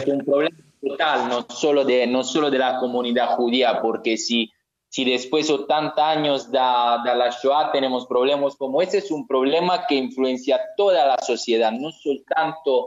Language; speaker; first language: Spanish; non-native, learner; Italian